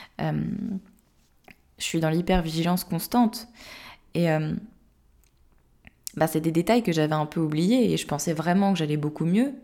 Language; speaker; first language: French; native; French